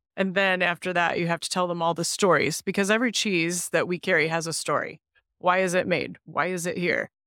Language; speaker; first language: English; native; English